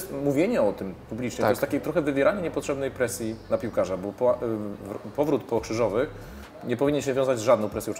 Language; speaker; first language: Polish; native; Polish